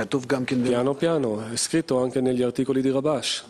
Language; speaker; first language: Italian; non-native, fluent; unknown